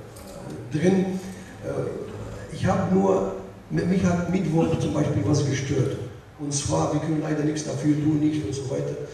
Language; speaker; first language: German; non-native, learner; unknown